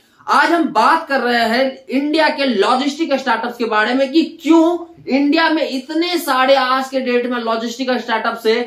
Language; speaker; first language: Hindi; native; Hindi